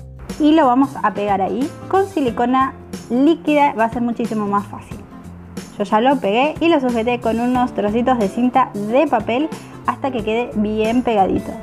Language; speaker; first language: Spanish; native; Spanish